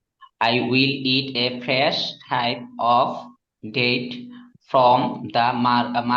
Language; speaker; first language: English; non-native, learner; Bangla